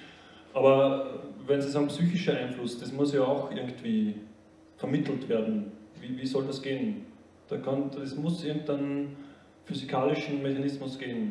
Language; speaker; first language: German; native; German